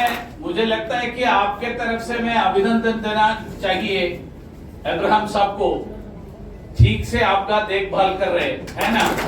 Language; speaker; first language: Hindi; non-native, local second language; Malayalam